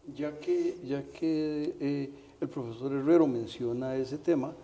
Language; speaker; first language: Spanish; native; Spanish